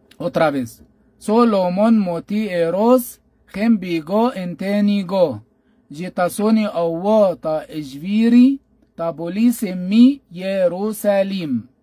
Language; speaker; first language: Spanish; non-native, fluent; Arabic